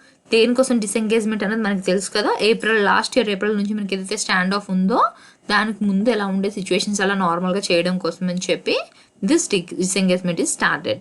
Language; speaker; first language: Telugu; native; Telugu